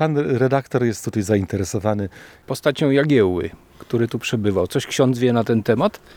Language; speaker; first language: Polish; native; Polish